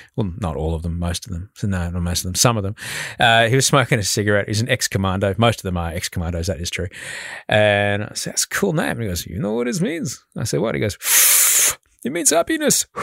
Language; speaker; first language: English; native; English